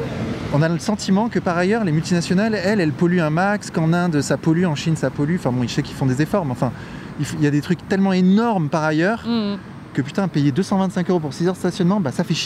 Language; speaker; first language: French; native; French